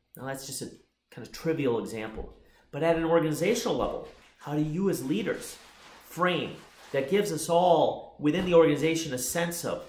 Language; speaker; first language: English; native; English